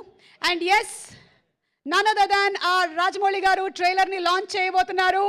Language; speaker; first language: Telugu; native; Telugu